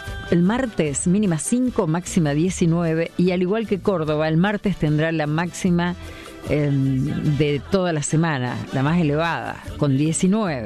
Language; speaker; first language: Spanish; native; Spanish